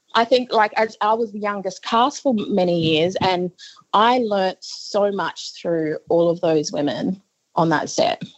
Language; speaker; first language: English; native; English